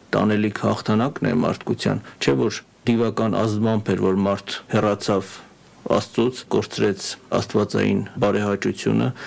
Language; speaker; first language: Armenian; native; Armenian